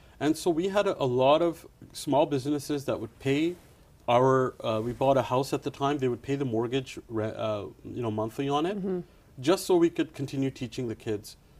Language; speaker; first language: English; early bilingual, other home language; Punjabi